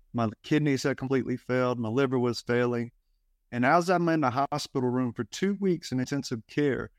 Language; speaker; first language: English; native; English